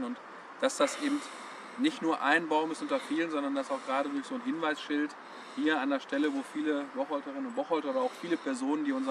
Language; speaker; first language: German; native; German